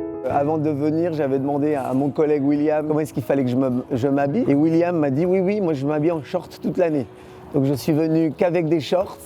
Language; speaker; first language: French; early bilingual, other home language; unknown